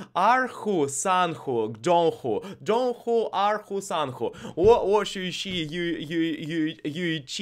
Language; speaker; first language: Chinese; non-native, learner; Russian